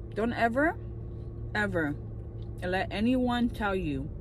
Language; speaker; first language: English; early bilingual, other home language; Spanish